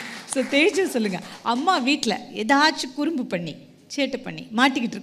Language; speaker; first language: Tamil; native; Tamil